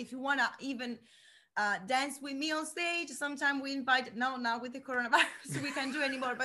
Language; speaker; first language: English; non-native, learner; Italian